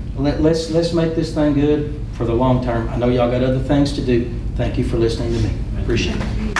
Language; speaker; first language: English; native; English